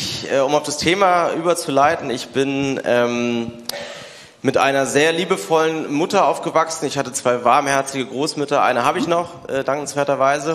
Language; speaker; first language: German; native; German